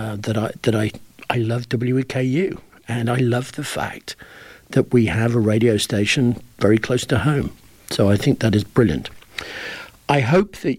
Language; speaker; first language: English; native; English